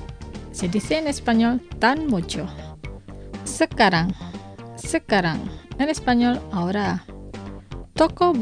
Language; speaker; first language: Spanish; non-native, fluent; Indonesian